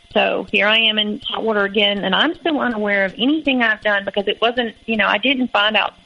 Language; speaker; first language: English; native; English